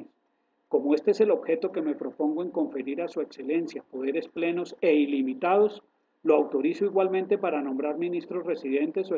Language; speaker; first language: Spanish; native; Spanish